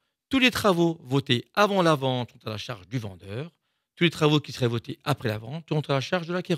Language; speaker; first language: French; native; French